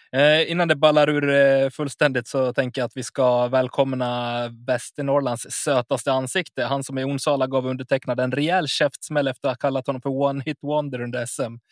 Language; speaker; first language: Swedish; native; Swedish